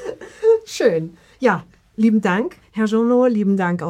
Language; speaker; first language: German; native; German